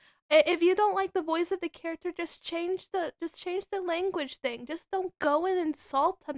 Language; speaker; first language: English; native; English